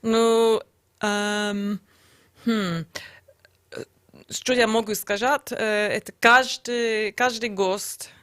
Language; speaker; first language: Russian; non-native, learner; English